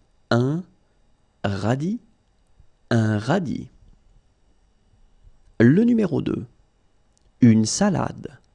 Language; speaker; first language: French; native; French